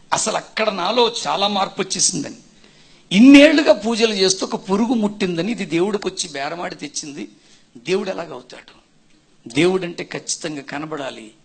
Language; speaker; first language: Telugu; non-native, local second language; Tamil